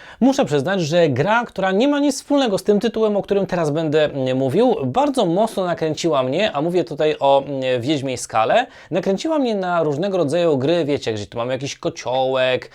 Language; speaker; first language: Polish; native; Polish